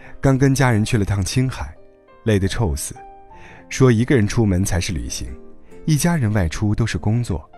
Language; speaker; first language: Chinese; native; Chinese